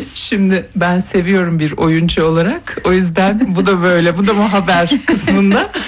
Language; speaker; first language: Turkish; native; Turkish